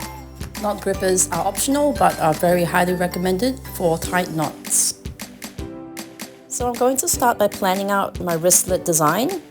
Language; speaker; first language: English; native; English